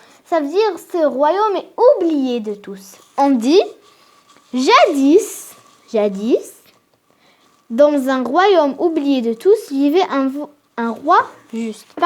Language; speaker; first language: French; non-native, local second language; Arabic